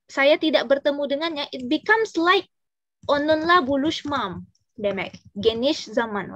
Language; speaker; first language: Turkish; non-native, learner; Indonesian